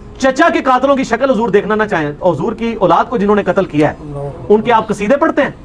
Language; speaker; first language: Urdu; non-native, local second language; Punjabi